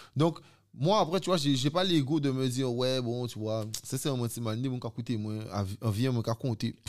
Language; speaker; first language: French; native; French